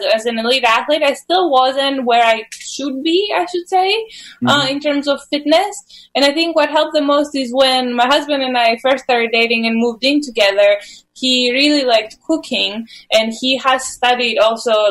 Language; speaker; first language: English; non-native, fluent; Greek